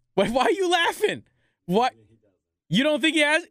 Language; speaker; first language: English; native; English